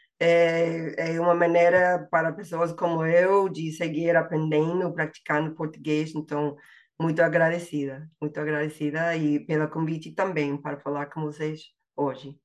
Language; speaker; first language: Portuguese; non-native, fluent; English